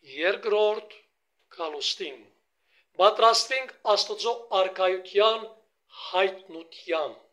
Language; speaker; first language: Armenian; early bilingual, heritage; Armenian